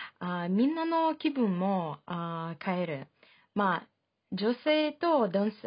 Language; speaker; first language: Japanese; non-native, fluent; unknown